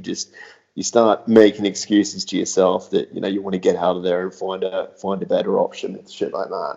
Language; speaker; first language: English; native; English